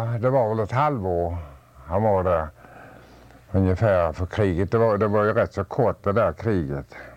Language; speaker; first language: Swedish; native; Swedish